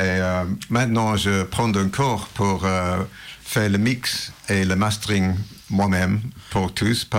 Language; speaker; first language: French; non-native, learner; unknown